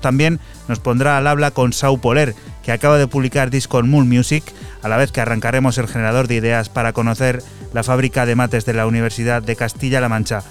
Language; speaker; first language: Spanish; native; Spanish